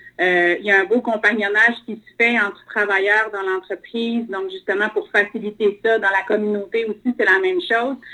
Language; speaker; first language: French; native; French